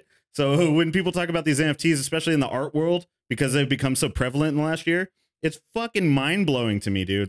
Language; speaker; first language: English; native; English